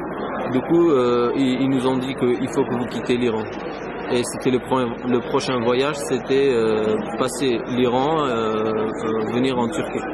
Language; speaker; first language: French; non-native, fluent; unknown